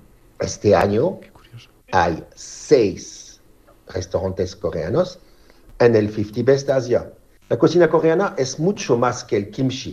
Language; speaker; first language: Spanish; non-native, fluent; French